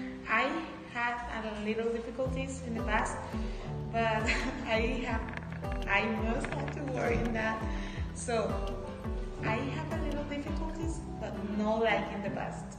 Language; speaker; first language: English; non-native, fluent; Spanish